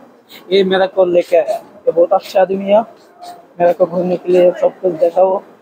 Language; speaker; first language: Hindi; non-native, learner; Bangla